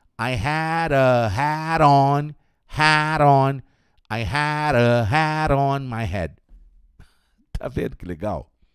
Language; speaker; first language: English; non-native, fluent; Portuguese